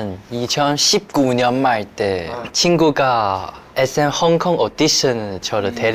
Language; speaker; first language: Korean; non-native, learner; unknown